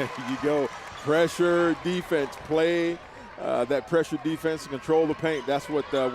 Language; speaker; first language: English; native; English